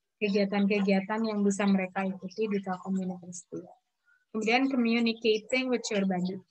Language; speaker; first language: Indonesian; native; Indonesian